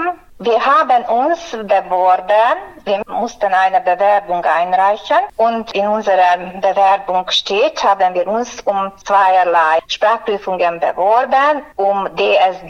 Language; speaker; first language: German; non-native, fluent; Hungarian